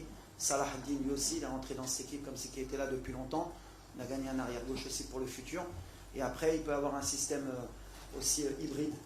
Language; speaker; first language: French; native; French